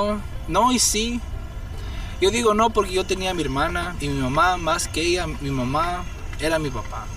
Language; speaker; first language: Spanish; early bilingual, heritage; Spanish